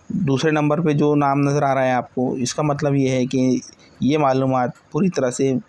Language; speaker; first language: Hindi; non-native, local second language; Marathi